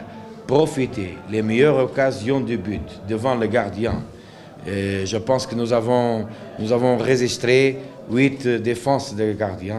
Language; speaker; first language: French; non-native, local second language; Arabic